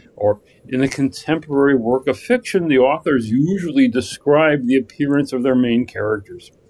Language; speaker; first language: English; native; English